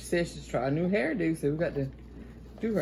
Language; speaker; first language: English; native; English